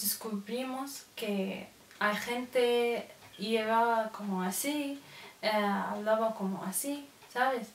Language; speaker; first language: Spanish; non-native, learner; Arabic